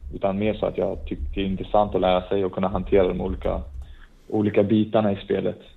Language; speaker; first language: Swedish; native; Swedish